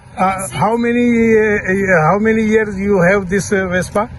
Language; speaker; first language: English; non-native, learner; Urdu